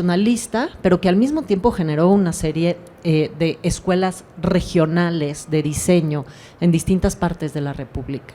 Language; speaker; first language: Spanish; native; Spanish